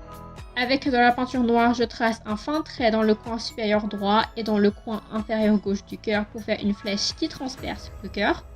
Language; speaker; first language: French; native; French